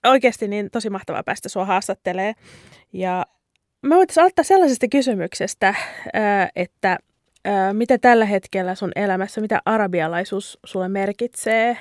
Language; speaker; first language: Finnish; native; Finnish